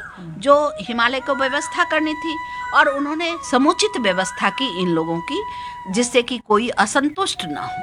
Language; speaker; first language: Hindi; native; Hindi